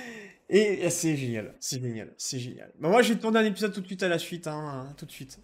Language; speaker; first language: French; native; French